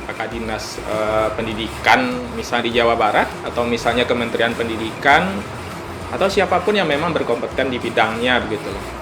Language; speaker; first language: Indonesian; non-native, local second language; Minangkabau